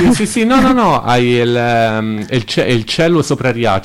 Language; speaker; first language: Spanish; non-native, learner; Italian